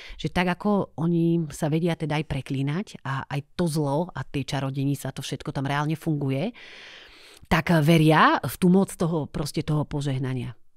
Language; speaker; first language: Slovak; native; Slovak